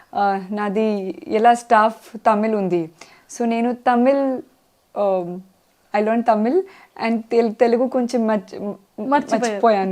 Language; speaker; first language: Telugu; non-native, learner; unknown